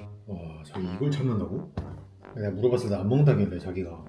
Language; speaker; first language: Korean; native; Korean